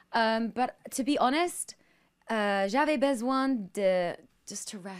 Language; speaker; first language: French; non-native, learner; English